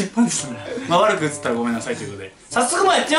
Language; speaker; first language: Japanese; native; Japanese